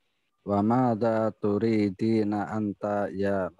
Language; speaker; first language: Arabic; non-native, learner; Indonesian